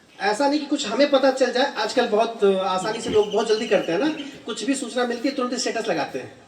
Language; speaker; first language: Hindi; native; Hindi